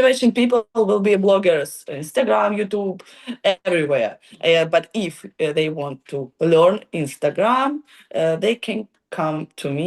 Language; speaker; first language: English; non-native, learner; Ukrainian